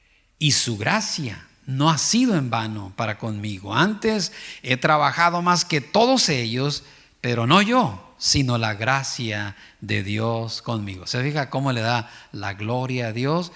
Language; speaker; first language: Spanish; native; Spanish